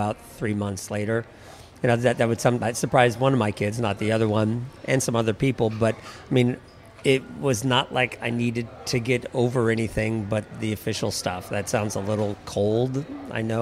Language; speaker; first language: English; native; English